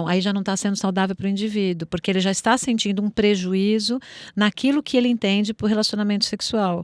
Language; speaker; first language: Portuguese; native; Portuguese